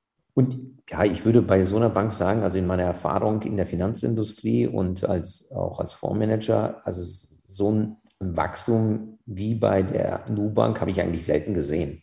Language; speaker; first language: German; native; German